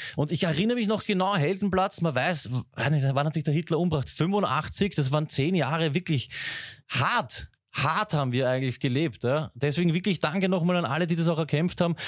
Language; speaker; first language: German; native; German